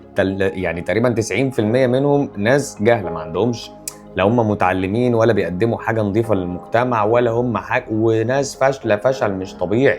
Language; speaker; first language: Arabic; native; Arabic